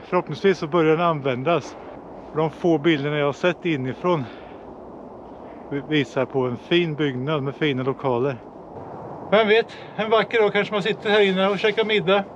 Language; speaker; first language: Swedish; native; Swedish